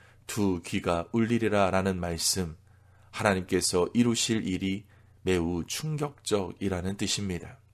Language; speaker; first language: Korean; native; Korean